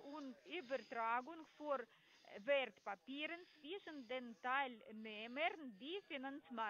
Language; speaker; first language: German; non-native, learner; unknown